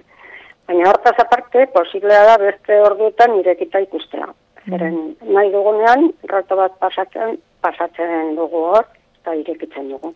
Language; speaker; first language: Basque; non-native, local second language; Spanish